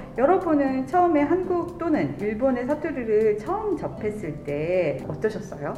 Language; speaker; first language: Korean; native; Korean